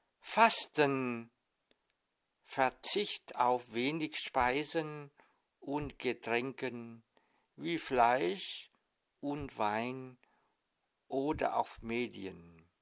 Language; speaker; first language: German; non-native, fluent; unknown